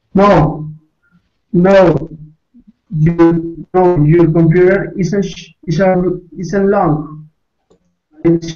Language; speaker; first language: English; non-native, learner; Spanish